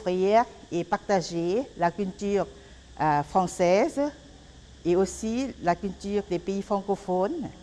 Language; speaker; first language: French; non-native, fluent; Lao